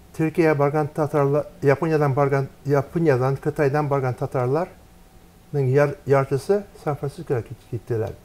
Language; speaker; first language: Tatar; early bilingual, heritage; Tatar